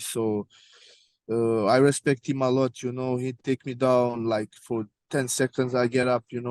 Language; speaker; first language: English; non-native, learner; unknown